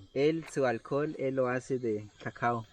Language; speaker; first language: Spanish; non-native, local second language; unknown